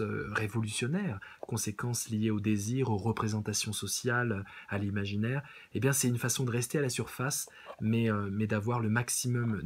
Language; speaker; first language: French; native; French